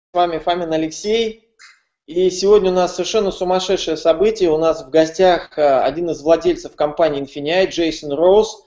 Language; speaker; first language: Russian; native; Russian